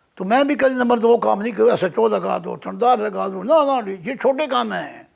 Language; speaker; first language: Urdu; non-native, local second language; Punjabi